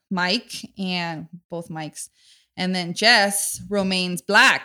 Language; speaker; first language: English; native; English